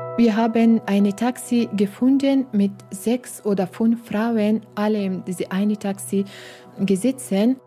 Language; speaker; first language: German; non-native, learner; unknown